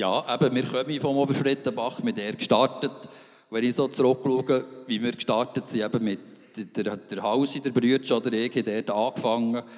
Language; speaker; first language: German; native; German